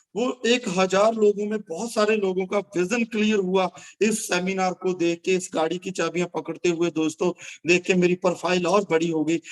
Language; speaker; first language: Hindi; non-native, local second language; Punjabi